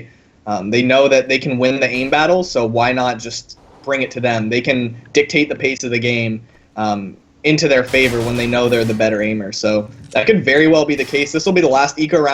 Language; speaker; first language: English; native; English